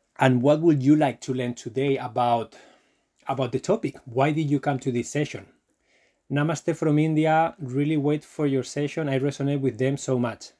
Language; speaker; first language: English; non-native, fluent; Spanish